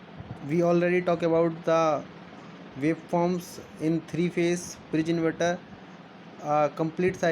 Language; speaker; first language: English; non-native, local second language; Hindi